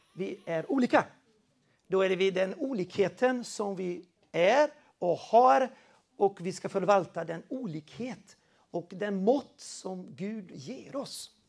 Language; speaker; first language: Swedish; non-native, fluent; Portuguese